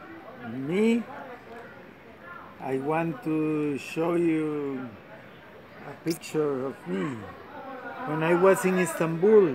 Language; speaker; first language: English; non-native, fluent; Spanish